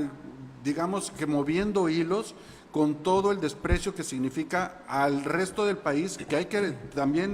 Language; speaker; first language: Spanish; native; Spanish